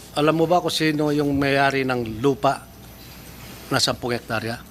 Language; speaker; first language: Filipino; native; Filipino